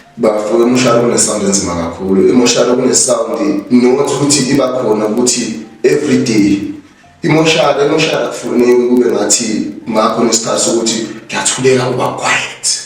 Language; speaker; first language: Zulu; native; Zulu